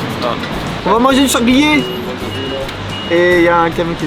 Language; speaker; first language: French; native; French